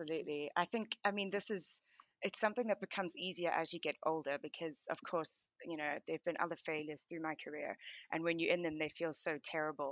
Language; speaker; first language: English; native; English